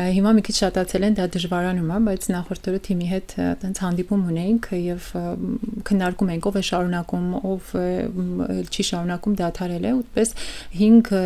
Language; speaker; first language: Armenian; early bilingual, heritage; Armenian